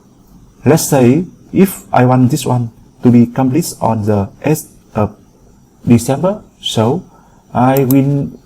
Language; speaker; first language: English; non-native, fluent; Vietnamese